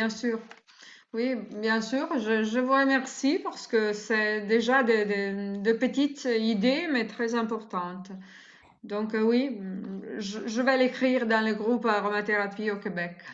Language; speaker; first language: French; non-native, fluent; Italian